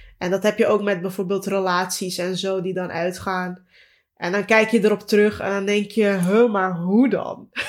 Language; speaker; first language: Dutch; early bilingual, other home language; Turkish